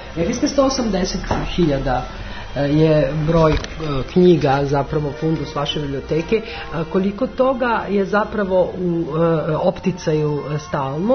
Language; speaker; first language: Serbian; native; Serbian